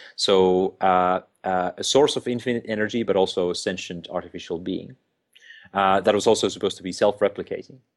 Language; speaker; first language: English; non-native, fluent; Finnish